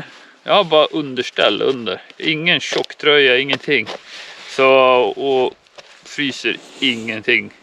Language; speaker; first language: Swedish; native; Swedish